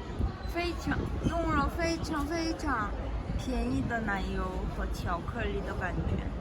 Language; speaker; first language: Chinese; non-native, learner; Korean